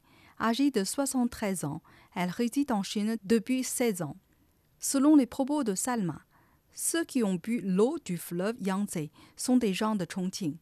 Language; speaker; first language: French; non-native, fluent; Chinese